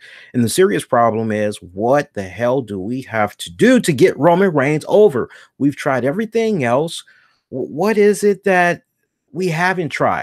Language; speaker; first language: English; native; English